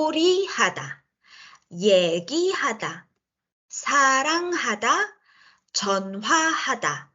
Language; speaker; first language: Korean; native; Korean